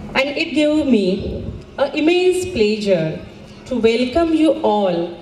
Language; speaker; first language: English; non-native, local second language; Marathi